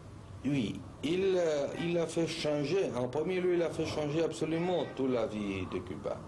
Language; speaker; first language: French; non-native, fluent; Spanish